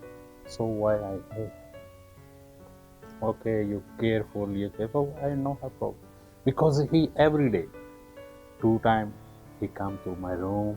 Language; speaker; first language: English; non-native, learner; Urdu